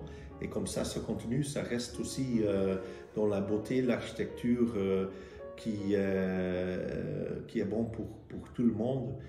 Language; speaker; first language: French; non-native, local second language; Dutch